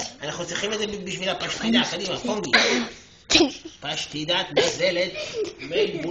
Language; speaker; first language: Hebrew; native; Hebrew